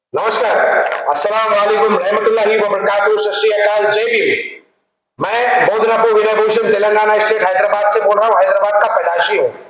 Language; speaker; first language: Hindi; non-native, local second language; Telugu